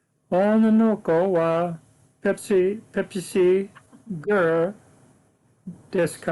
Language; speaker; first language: Japanese; non-native, learner; English